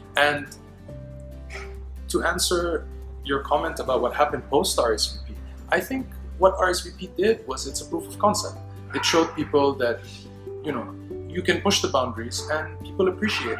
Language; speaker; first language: English; non-native, local second language; Arabic